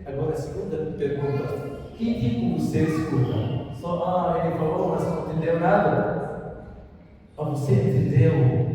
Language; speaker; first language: Portuguese; non-native, fluent; Arabic